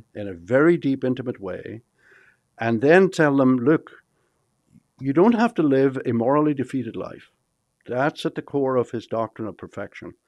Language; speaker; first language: English; native; English